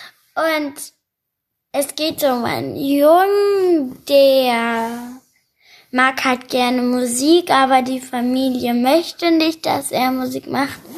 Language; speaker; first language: German; non-native, learner; Spanish